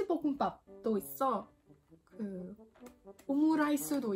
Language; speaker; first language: Korean; non-native, learner; French